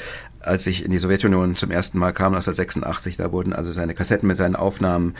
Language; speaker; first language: German; native; German